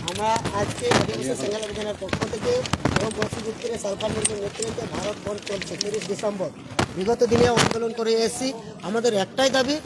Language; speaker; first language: Bangla; non-native, local second language; Santali